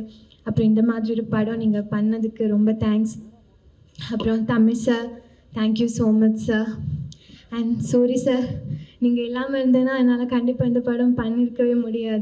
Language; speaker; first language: Tamil; non-native, fluent; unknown